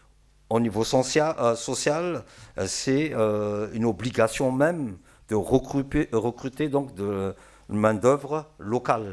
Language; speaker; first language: French; non-native, local second language; Malagasy